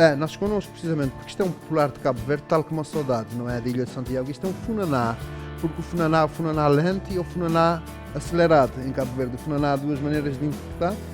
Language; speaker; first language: Portuguese; early bilingual, other home language; Kabuverdianu